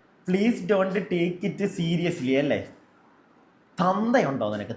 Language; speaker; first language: Malayalam; native; Malayalam